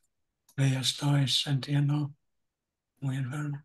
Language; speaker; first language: Spanish; non-native, learner; English